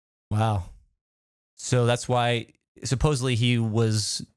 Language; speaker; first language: English; native; English